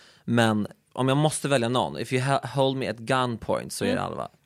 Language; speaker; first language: Swedish; native; Swedish